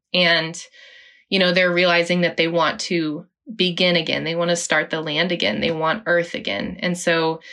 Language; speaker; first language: English; native; English